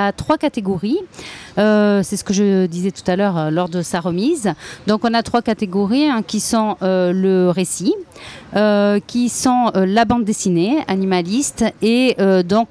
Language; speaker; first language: French; native; French